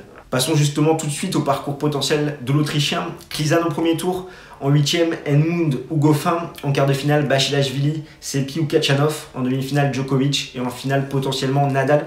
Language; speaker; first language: French; native; French